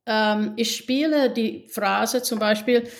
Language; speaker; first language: German; non-native, fluent; English